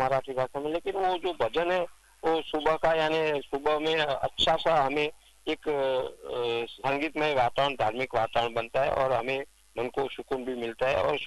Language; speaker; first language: Hindi; non-native, local second language; Gujarati